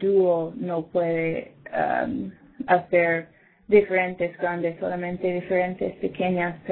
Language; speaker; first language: Spanish; non-native, learner; English